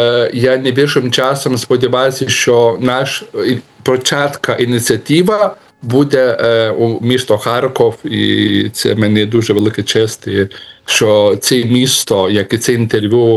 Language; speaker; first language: Ukrainian; non-native, learner; Lithuanian